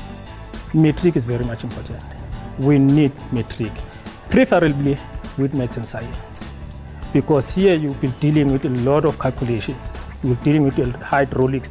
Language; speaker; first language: English; non-native, local second language; Zulu